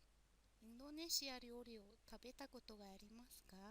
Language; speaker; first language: Japanese; non-native, fluent; Mongolian